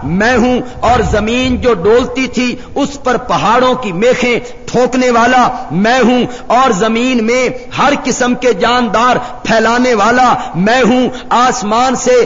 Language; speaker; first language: Urdu; non-native, local second language; Punjabi